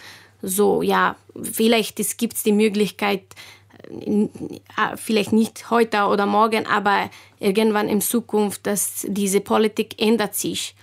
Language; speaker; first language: German; non-native, learner; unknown